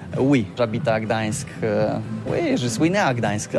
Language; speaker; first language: French; non-native, learner; Polish